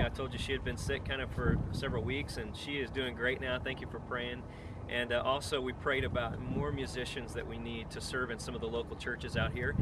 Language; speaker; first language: English; native; English